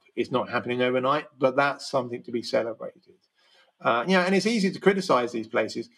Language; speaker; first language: English; native; English